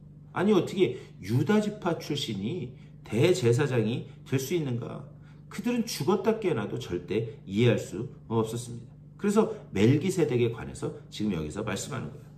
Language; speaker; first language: Korean; native; Korean